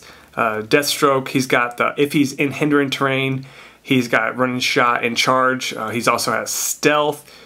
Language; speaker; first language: English; native; English